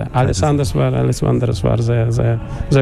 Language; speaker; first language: German; non-native, learner; Russian